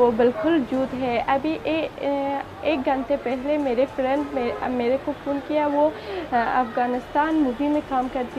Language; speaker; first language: Hindi; non-native, fluent; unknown